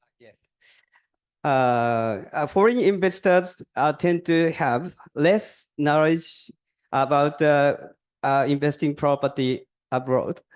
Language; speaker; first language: English; non-native, fluent; Japanese